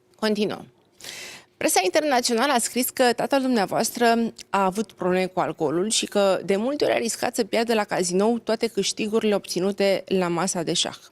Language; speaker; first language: Romanian; native; Romanian